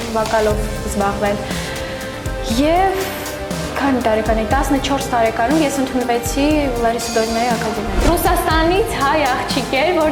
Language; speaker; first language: Armenian; early bilingual, heritage; Armenian